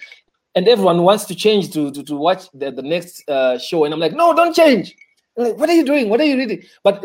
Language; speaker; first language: English; non-native, local second language; Shona